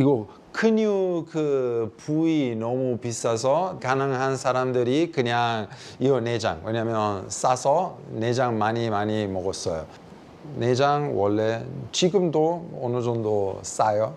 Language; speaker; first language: Korean; non-native, fluent; Italian